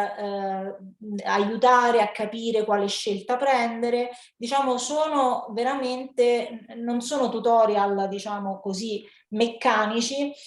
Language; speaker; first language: Italian; native; Italian